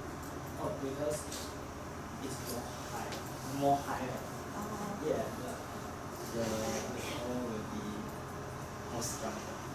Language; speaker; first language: English; non-native, learner; Chinese